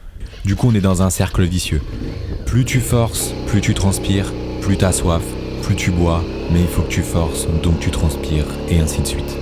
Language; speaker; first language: French; native; French